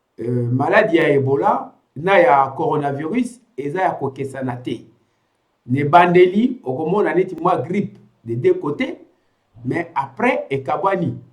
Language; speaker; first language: Lingala; non-native, local second language; Kongo